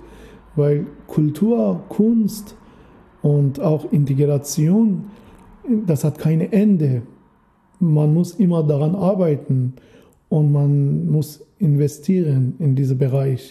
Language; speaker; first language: German; non-native, fluent; Persian